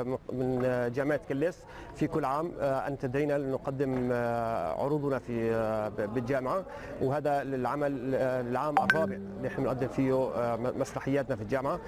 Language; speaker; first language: Arabic; native; Arabic